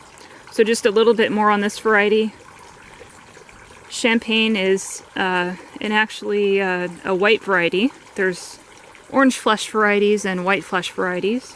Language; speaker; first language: English; native; English